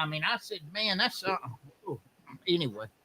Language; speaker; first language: English; native; English